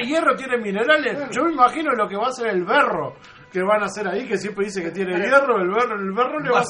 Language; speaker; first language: Spanish; native; Spanish